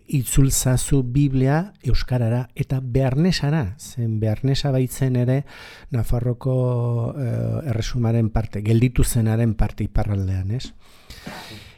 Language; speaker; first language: Basque; native; Basque